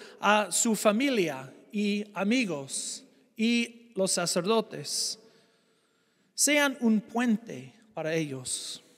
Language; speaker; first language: Spanish; non-native, fluent; English